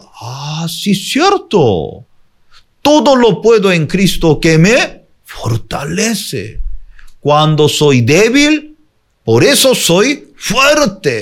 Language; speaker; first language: Spanish; non-native, fluent; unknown